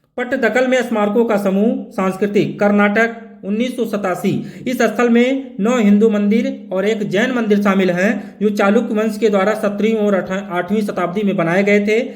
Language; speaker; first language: Hindi; native; Hindi